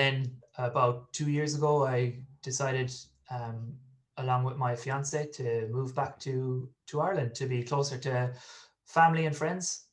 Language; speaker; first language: English; native; English